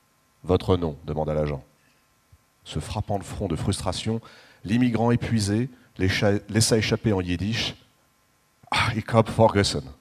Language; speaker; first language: French; native; French